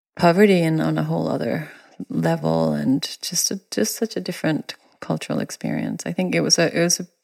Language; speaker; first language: English; non-native, fluent; Danish